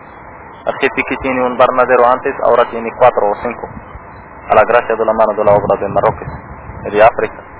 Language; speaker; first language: Spanish; non-native, learner; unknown